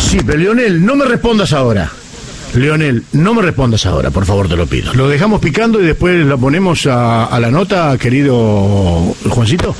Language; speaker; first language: Spanish; native; Spanish